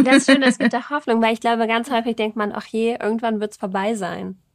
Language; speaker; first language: German; native; German